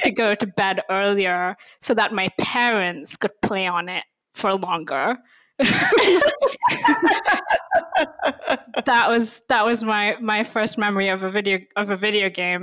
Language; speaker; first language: English; native; English